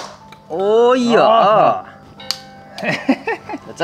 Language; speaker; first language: Chinese; native; Chinese